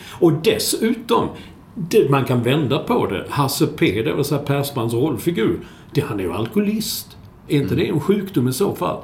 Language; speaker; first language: Swedish; native; Swedish